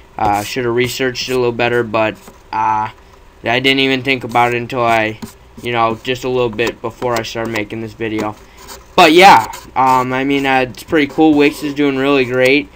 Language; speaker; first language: English; native; English